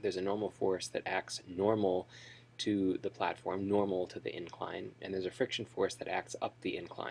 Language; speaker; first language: English; native; English